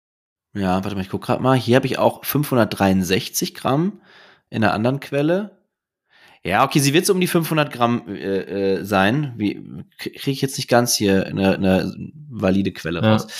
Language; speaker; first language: German; native; German